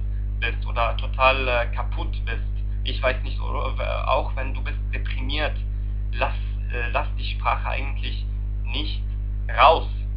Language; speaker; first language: German; non-native, learner; Arabic